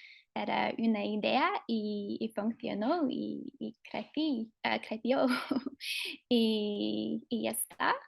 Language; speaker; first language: Spanish; non-native, fluent; English